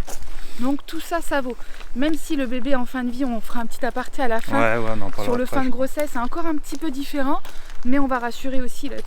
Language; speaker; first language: French; native; French